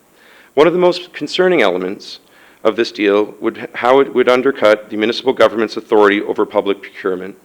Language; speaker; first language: English; native; English